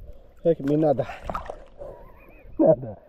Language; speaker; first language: Spanish; non-native, learner; Telugu